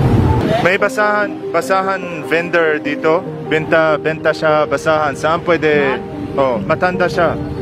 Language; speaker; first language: Filipino; non-native, learner; Arabic